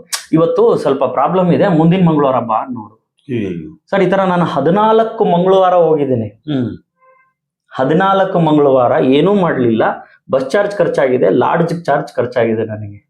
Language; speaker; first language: Kannada; native; Kannada